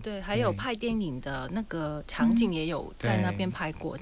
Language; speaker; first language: Chinese; non-native, local second language; Cantonese